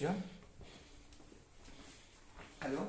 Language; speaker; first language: Russian; non-native, learner; Turkish